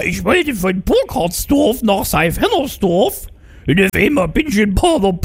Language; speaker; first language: German; native; German